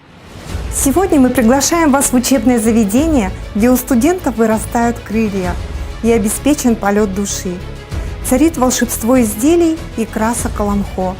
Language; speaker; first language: Russian; native; Russian